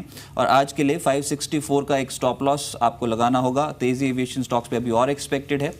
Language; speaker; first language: Hindi; native; Hindi